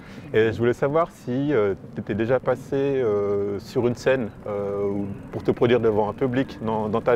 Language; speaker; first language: French; native; French